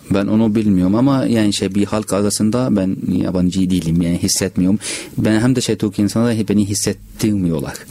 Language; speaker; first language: Turkish; non-native, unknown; Arabic